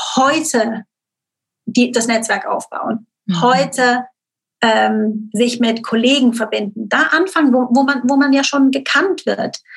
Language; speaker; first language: German; native; German